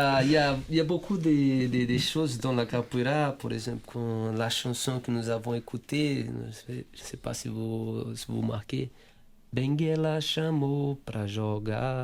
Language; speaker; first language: French; non-native, fluent; Portuguese